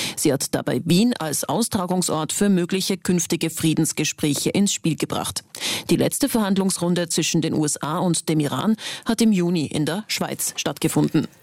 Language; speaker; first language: German; native; German